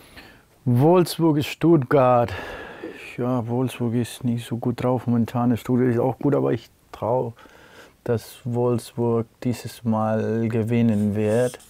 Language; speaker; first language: German; non-native, fluent; Spanish